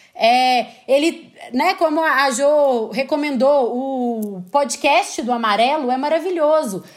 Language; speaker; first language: Portuguese; native; Portuguese